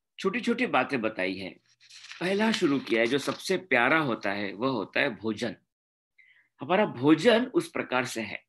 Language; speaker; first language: Hindi; non-native, local second language; Marathi